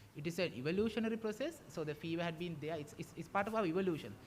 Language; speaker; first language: English; non-native, local second language; Sinhala